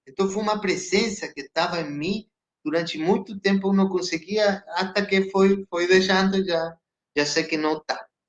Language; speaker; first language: Portuguese; non-native, fluent; Spanish